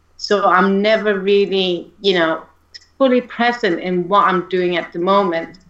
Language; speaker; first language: English; non-native, fluent; Danish